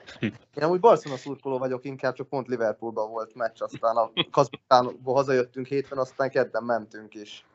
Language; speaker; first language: Hungarian; native; Hungarian